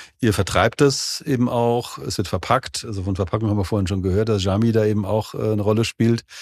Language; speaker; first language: German; native; German